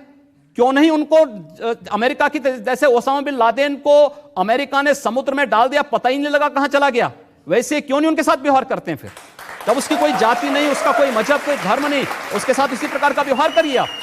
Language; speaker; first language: Hindi; native; Hindi